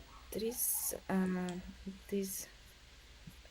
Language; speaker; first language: English; non-native, learner; Russian